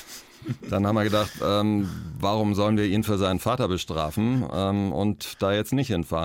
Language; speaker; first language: German; native; German